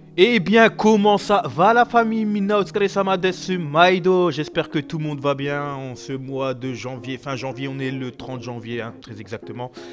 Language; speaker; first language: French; native; French